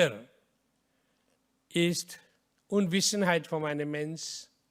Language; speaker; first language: German; non-native, learner; Hindi